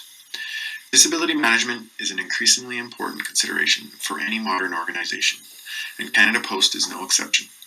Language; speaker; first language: English; native; English